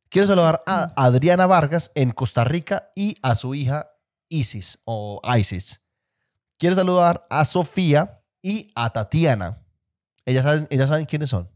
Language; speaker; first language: Spanish; native; Spanish